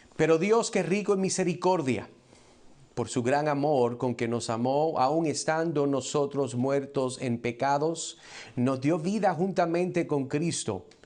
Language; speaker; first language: Spanish; early bilingual, heritage; Spanish